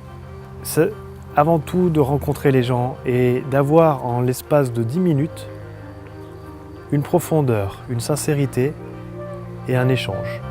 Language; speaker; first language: French; native; French